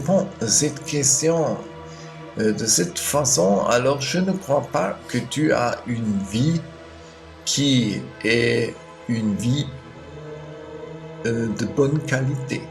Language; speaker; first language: French; non-native, learner; German